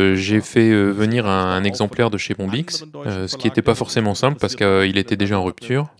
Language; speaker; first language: French; non-native, fluent; German